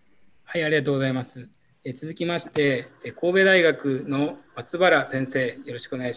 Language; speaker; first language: Japanese; native; Japanese